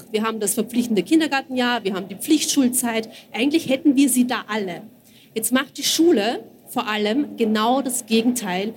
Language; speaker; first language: German; early bilingual, other home language; Bosnian